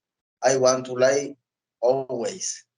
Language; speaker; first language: English; non-native, learner; Spanish